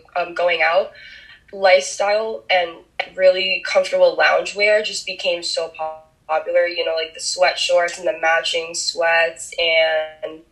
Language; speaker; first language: English; early bilingual, other home language; Spanish